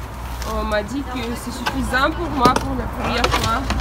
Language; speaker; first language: French; non-native, fluent; Russian